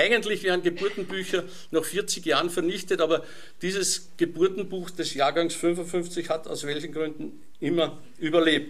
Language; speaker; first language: German; native; German